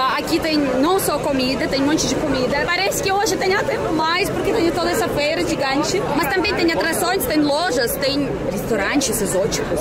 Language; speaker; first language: Portuguese; non-native, fluent; Russian